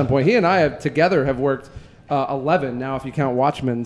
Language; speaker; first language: English; native; English